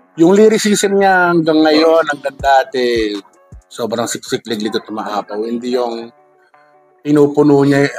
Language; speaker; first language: Filipino; non-native, local second language; Iloko